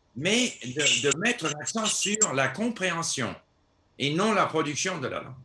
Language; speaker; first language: French; non-native, fluent; English